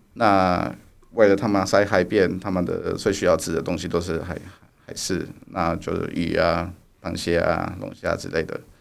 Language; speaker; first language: Chinese; non-native, fluent; Spanish